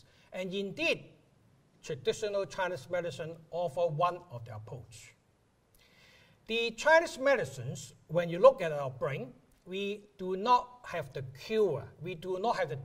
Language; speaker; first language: English; non-native, local second language; Cantonese